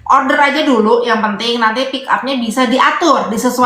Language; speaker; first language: Indonesian; native; Indonesian